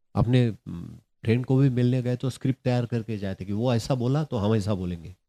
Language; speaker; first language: Hindi; non-native, local second language; Marathi